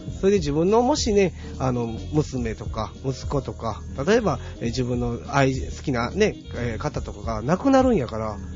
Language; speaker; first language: Japanese; native; Japanese